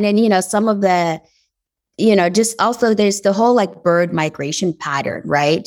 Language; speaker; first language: English; non-native, fluent; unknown